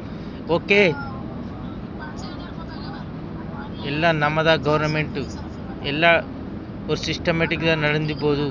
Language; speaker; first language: Tamil; non-native, learner; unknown